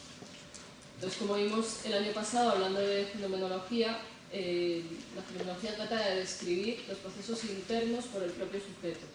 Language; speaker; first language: Spanish; native; Spanish